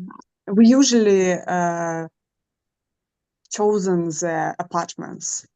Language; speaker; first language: English; non-native, learner; Russian